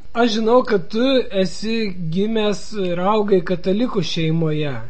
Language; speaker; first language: Lithuanian; native; Lithuanian